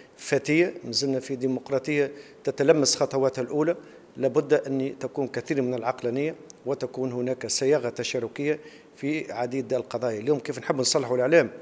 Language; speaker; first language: Arabic; native; Arabic